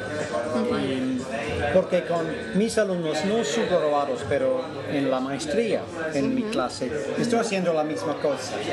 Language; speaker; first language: Spanish; non-native, fluent; English